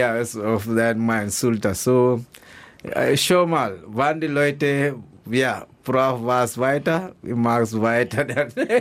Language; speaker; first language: German; non-native, learner; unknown